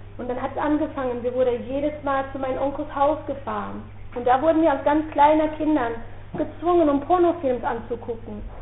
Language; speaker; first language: German; non-native, fluent; Dutch